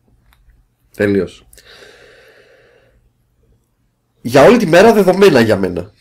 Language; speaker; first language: Greek; native; Greek